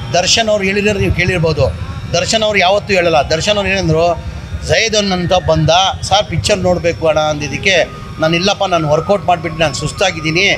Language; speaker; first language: Kannada; non-native, local second language; Urdu